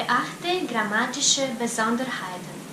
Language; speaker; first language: German; non-native, fluent; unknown